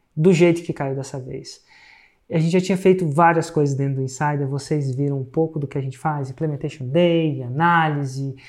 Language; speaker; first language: Portuguese; native; Portuguese